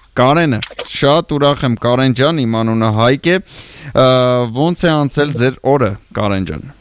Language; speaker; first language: Armenian; native; Armenian